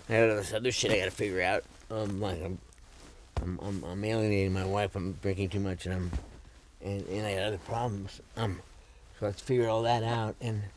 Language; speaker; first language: English; native; English